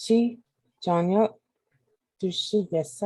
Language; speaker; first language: Korean; non-native, learner; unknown